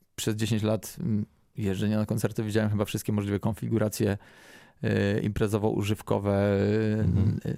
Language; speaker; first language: Polish; native; Polish